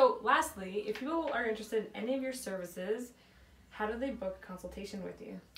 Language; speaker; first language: English; native; English